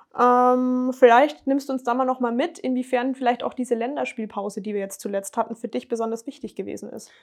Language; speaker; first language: German; native; German